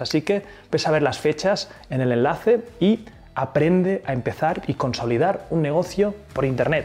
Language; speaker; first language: Spanish; native; Spanish